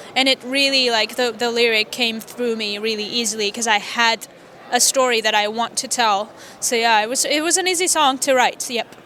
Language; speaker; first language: English; non-native, fluent; Armenian